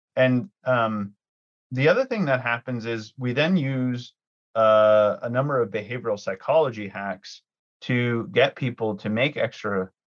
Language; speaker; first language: English; early bilingual, other home language; Greek